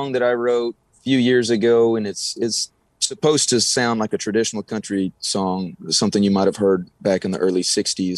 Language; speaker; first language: English; native; English